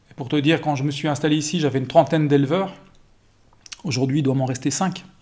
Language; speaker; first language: French; native; French